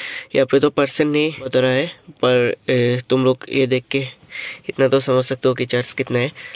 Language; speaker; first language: Hindi; non-native, local second language; Bangla